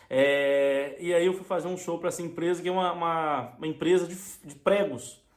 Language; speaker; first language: Portuguese; native; Portuguese